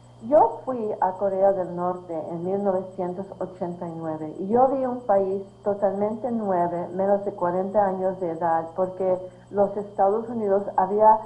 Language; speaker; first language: Spanish; early bilingual, heritage; Spanish